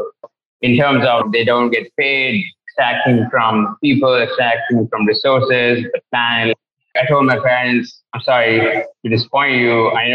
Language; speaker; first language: English; non-native, local second language; Tamil